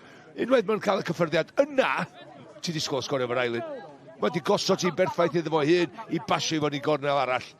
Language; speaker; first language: Welsh; native; Welsh